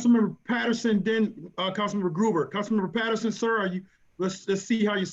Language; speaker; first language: English; native; English